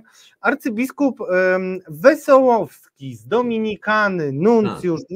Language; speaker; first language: Polish; native; Polish